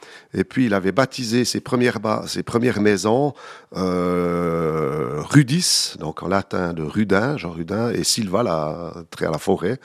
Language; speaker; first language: French; native; French